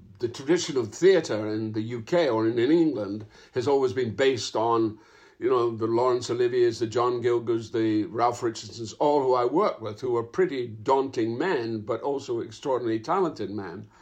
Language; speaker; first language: English; native; English